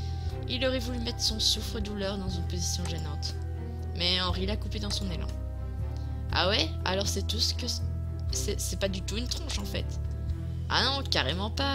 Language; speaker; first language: French; native; French